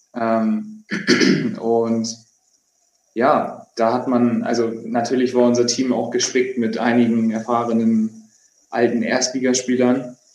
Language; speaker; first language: German; native; German